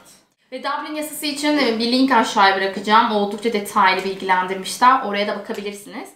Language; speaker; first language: Turkish; native; Turkish